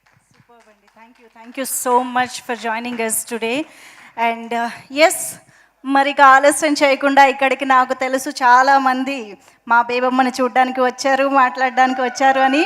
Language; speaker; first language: Telugu; native; Telugu